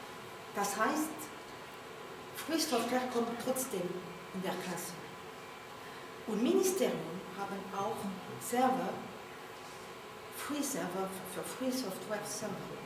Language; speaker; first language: German; non-native, learner; French